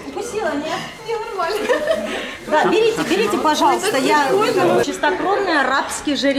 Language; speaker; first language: Russian; native; Russian